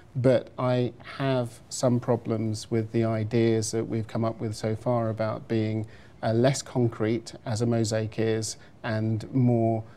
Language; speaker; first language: English; native; English